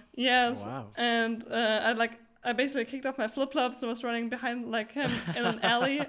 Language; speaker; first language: English; non-native, fluent; German